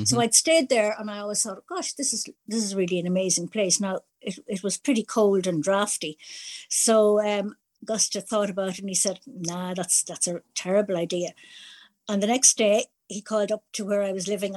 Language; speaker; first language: English; native; English